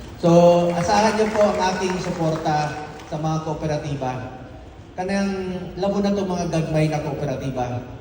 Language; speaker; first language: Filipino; non-native, local second language; Cebuano